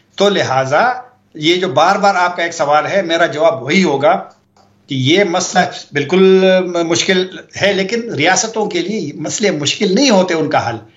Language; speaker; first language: Urdu; non-native, local second language; Pashto